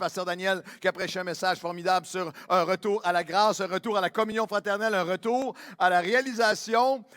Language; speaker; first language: French; native; French